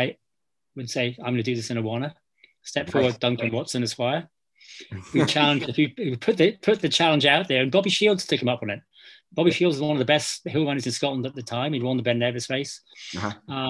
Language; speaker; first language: English; native; English